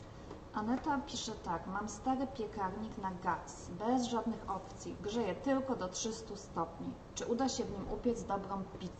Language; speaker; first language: Polish; native; Polish